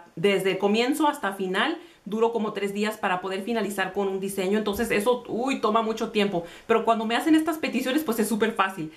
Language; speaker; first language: Spanish; early bilingual, heritage; Spanish